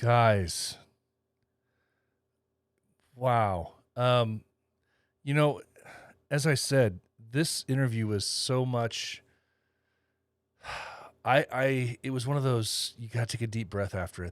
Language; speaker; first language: English; native; English